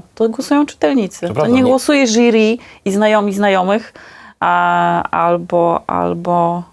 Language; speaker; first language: Polish; native; Polish